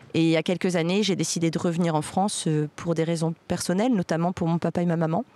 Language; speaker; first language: French; native; French